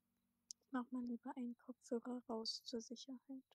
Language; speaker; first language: German; native; German